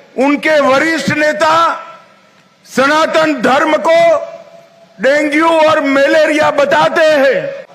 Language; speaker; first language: Hindi; non-native, local second language; Gujarati